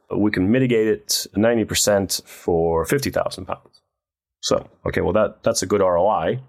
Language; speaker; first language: English; non-native, fluent; Dutch